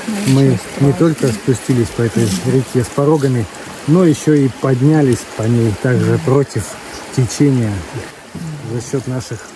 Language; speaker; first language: Russian; native; Russian